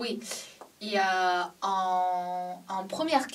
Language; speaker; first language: French; non-native, learner; Chinese